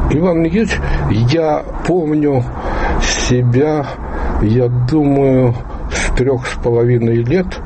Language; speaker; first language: Russian; native; Russian